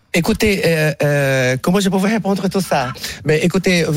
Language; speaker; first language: French; non-native, fluent; Portuguese